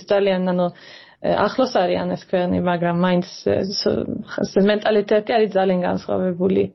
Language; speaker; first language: Georgian; early bilingual, heritage; Georgian